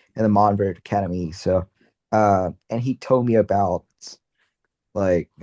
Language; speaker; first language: English; non-native, learner; Vietnamese